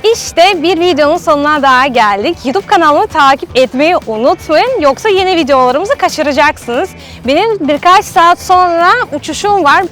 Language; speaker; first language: Turkish; non-native, fluent; Russian